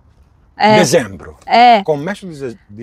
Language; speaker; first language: Portuguese; non-native, fluent; Greek